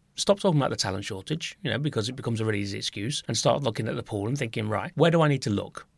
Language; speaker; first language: English; native; English